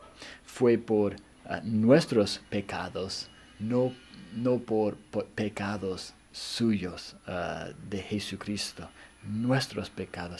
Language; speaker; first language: Spanish; non-native, fluent; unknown